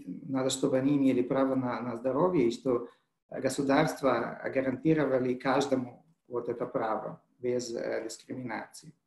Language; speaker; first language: Russian; non-native, fluent; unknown